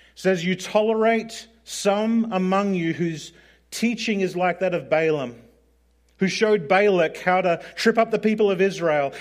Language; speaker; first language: English; native; English